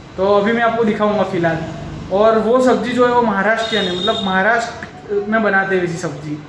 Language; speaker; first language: Hindi; non-native, local second language; Marathi